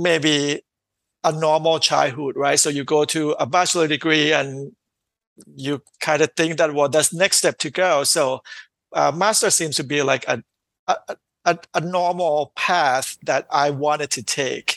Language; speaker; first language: English; non-native, fluent; Thai